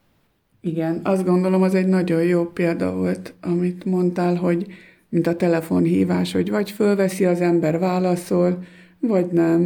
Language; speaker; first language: Hungarian; native; Hungarian